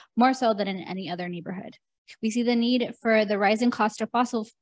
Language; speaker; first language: English; native; English